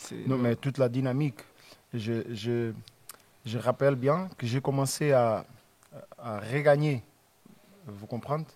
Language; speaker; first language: French; non-native, learner; Portuguese